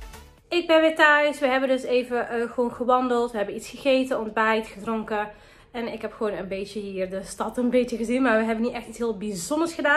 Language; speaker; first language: Dutch; early bilingual, other home language; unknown